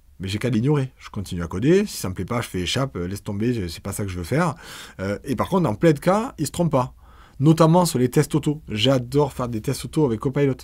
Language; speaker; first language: French; native; French